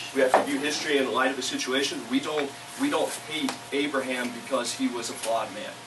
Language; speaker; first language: English; native; English